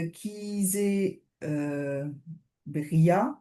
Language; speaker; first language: Hebrew; non-native, learner; French